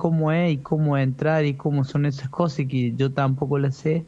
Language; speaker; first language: Spanish; native; Spanish